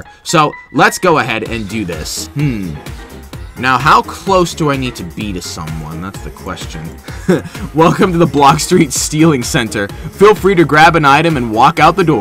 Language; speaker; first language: English; native; English